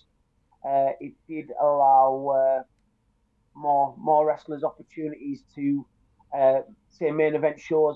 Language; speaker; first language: English; native; English